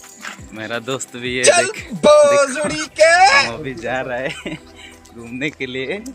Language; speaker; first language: Hindi; non-native, local second language; Odia